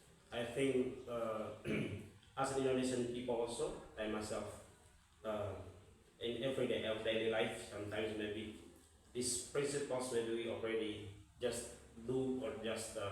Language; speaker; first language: English; non-native, fluent; Indonesian